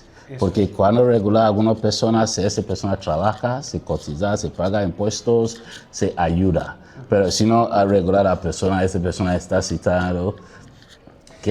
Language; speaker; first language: Spanish; non-native, learner; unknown